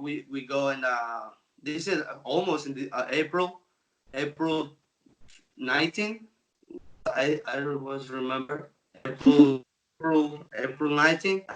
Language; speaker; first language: English; non-native, local second language; Spanish